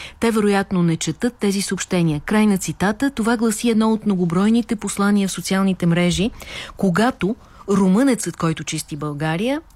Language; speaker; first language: Bulgarian; native; Bulgarian